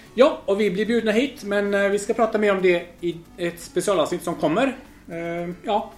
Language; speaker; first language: Swedish; early bilingual, other home language; Spanish